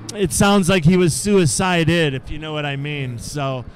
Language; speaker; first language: English; native; English